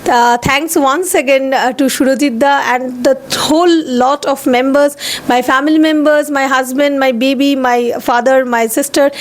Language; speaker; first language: English; non-native, local second language; Bangla